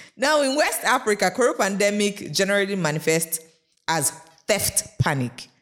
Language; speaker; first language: English; non-native, local second language; Yoruba